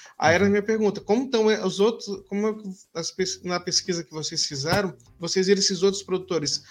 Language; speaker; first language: Portuguese; native; Portuguese